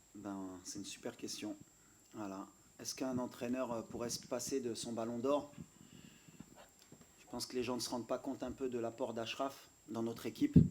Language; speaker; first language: French; native; French